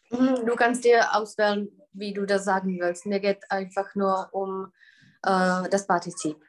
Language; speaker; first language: German; non-native, fluent; Czech